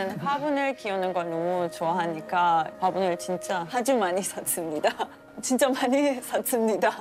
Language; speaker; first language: Korean; non-native, learner; German